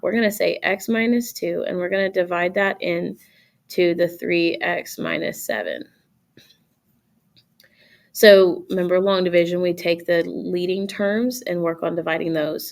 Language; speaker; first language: English; native; English